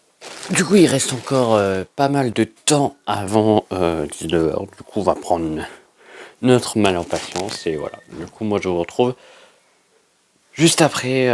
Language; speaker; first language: French; native; French